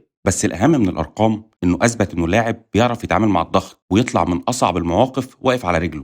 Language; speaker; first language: Arabic; native; Arabic